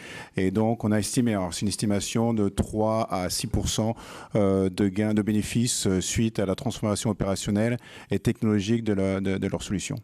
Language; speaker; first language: French; native; French